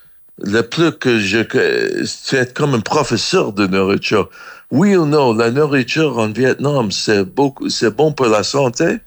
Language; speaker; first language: French; non-native, learner; English